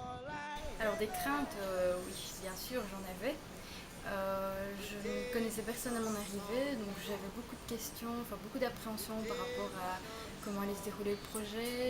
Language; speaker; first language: French; native; French